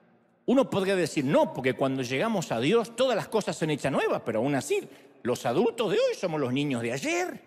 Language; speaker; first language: Spanish; native; Spanish